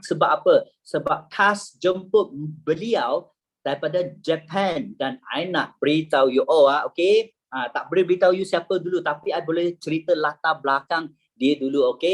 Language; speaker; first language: Malay; native; Malay